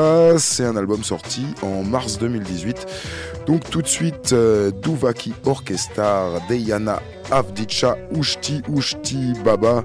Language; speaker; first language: French; native; French